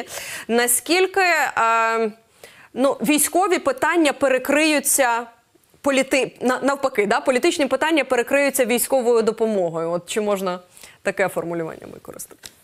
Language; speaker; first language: Ukrainian; native; Ukrainian